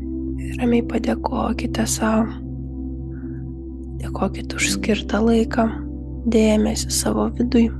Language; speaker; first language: Lithuanian; native; Lithuanian